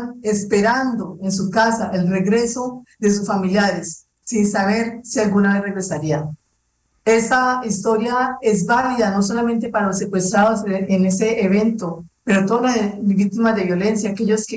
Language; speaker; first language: Spanish; native; Spanish